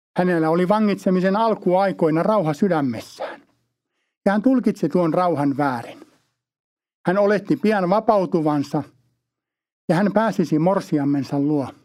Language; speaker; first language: Finnish; native; Finnish